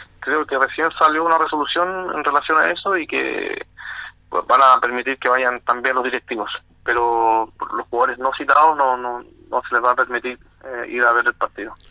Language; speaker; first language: Spanish; native; Spanish